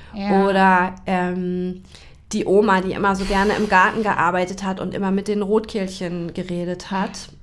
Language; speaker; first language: German; native; German